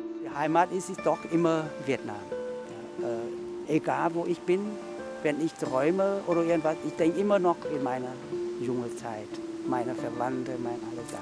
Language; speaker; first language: German; non-native, learner; Vietnamese